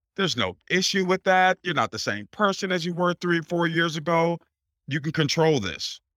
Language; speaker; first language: English; native; English